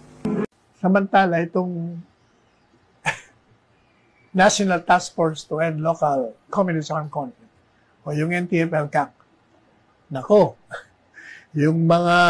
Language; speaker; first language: Filipino; native; Filipino